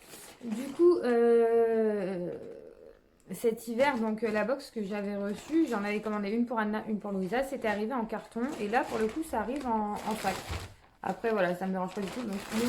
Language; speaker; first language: French; native; French